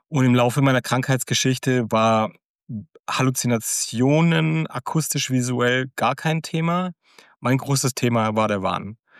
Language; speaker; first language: German; early bilingual, other home language; Croatian